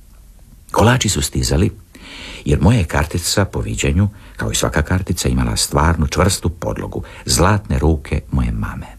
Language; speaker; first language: Serbian; native; Serbian